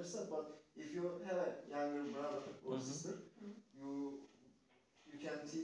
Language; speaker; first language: English; non-native, learner; Turkish